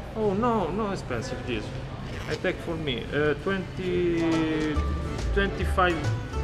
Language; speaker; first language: English; non-native, learner; Italian